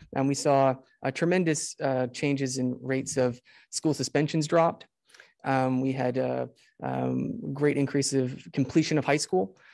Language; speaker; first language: English; native; English